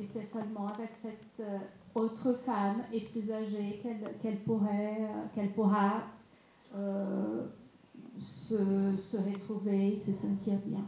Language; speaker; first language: French; non-native, fluent; Portuguese